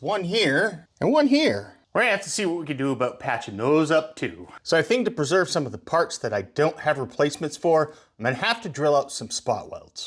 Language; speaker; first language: English; native; English